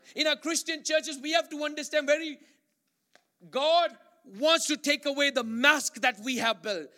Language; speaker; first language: English; non-native, local second language; Malayalam